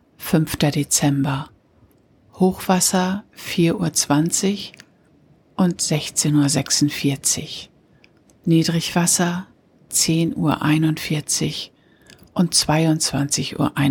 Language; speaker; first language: German; native; German